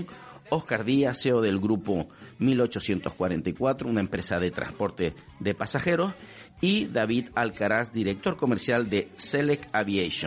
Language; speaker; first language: Spanish; native; Spanish